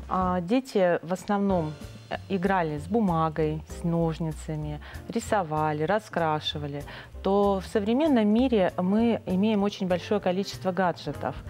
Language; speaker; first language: Russian; native; Russian